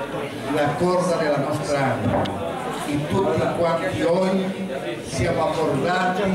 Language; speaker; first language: Italian; non-native, fluent; Spanish